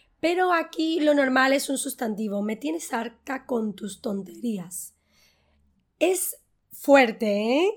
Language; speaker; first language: Spanish; native; Spanish